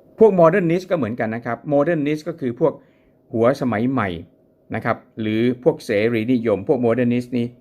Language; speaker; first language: Thai; native; Thai